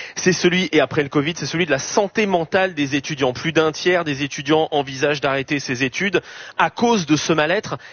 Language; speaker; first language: French; native; French